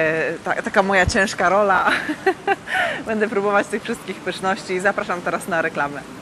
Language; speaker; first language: Polish; native; Polish